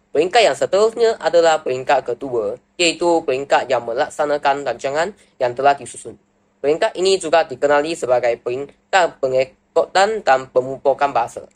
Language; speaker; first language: Malay; non-native, local second language; Chinese